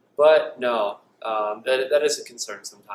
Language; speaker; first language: English; native; English